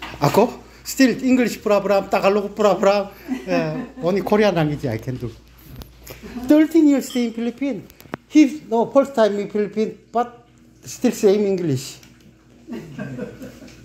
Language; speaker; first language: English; non-native, learner; Korean